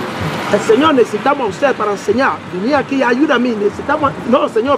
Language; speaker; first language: Spanish; non-native, learner; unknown